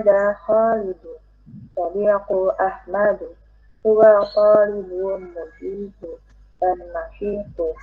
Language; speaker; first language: Arabic; non-native, learner; Indonesian